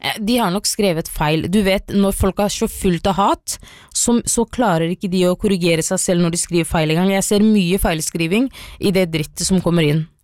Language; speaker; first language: Norwegian; early bilingual, other home language; Somali